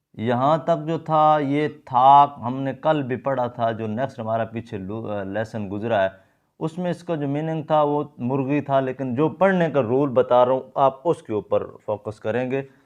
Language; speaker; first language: Urdu; non-native, local second language; Saraiki